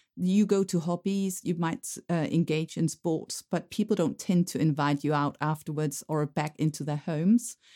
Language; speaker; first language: English; non-native, fluent; Danish